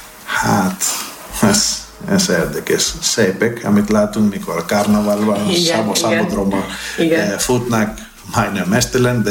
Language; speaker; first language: Hungarian; non-native, learner; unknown